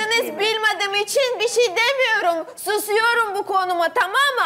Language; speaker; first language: Turkish; non-native, learner; Russian